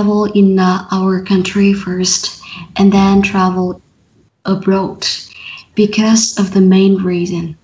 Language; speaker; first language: English; non-native, learner; Vietnamese